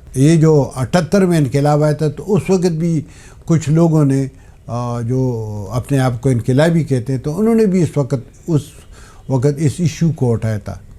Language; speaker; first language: Urdu; non-native, local second language; Pashto